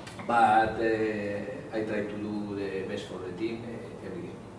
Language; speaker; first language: English; non-native, learner; Spanish